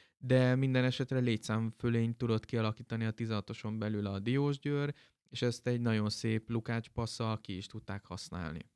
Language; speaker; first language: Hungarian; native; Hungarian